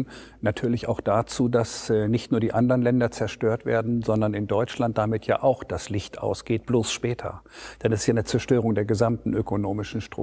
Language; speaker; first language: German; native; German